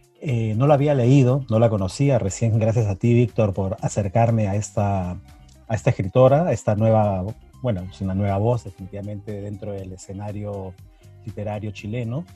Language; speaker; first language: Spanish; native; Spanish